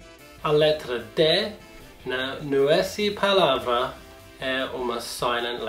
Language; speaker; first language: Portuguese; non-native, fluent; English